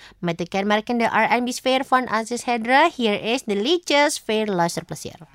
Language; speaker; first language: Dutch; non-native, fluent; Indonesian